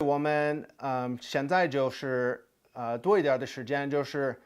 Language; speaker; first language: Chinese; non-native, fluent; English